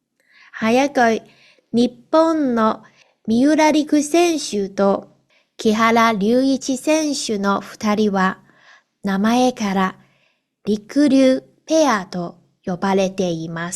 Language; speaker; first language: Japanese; non-native, fluent; Cantonese